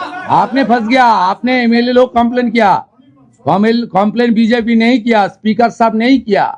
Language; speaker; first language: Hindi; non-native, local second language; Bangla